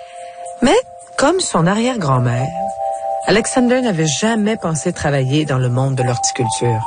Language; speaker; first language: French; native; French